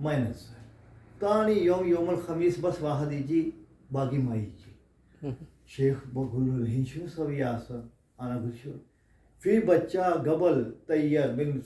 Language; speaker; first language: Arabic; non-native, learner; Urdu